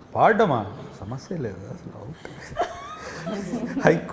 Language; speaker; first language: Telugu; native; Telugu